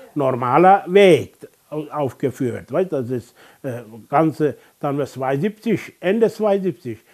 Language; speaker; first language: German; non-native, learner; Turkish